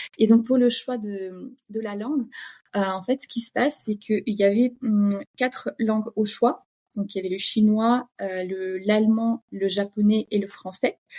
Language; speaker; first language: French; non-native, fluent; Russian